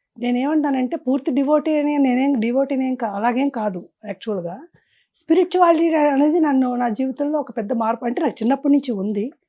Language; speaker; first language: Telugu; native; Telugu